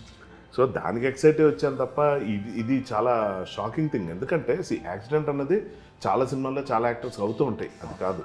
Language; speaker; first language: Telugu; non-native, learner; Malayalam